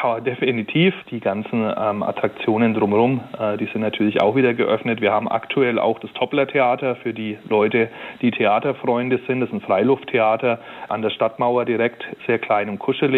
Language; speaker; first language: German; native; German